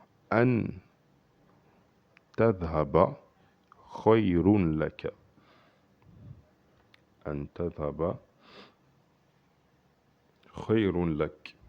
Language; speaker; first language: Arabic; non-native, fluent; French